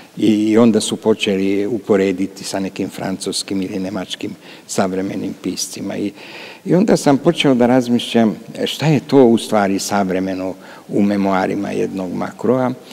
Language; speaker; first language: Croatian; non-native, local second language; Hungarian